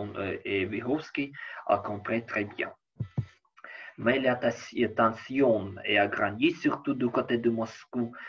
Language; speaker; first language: French; non-native, learner; Ukrainian